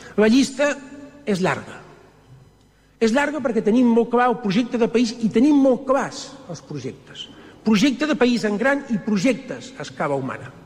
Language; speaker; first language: Catalan; native; Catalan